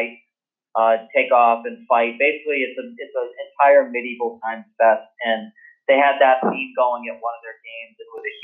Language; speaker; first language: English; native; English